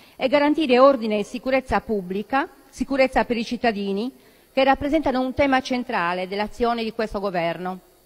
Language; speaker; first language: Italian; native; Italian